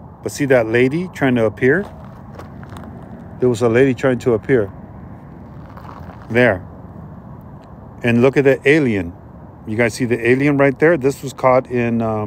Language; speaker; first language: English; native; English